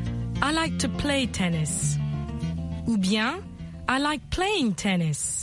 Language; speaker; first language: English; non-native, fluent; French